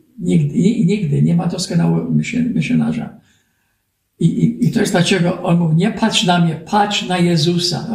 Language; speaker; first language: Polish; early bilingual, heritage; Polish